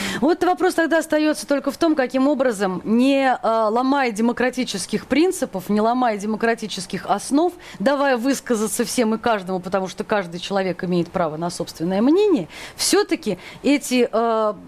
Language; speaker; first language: Russian; native; Russian